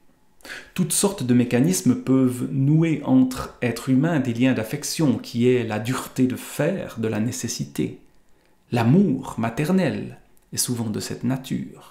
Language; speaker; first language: French; native; French